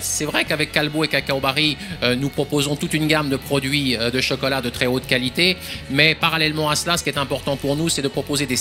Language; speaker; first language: French; native; French